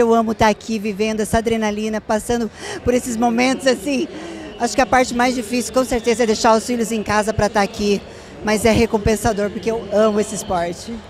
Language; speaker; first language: Portuguese; native; Portuguese